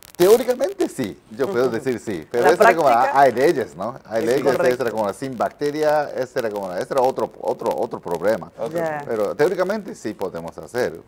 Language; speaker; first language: Spanish; non-native, learner; Japanese